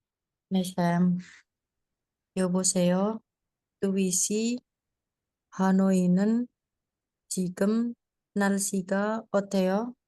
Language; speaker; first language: Korean; non-native, learner; Indonesian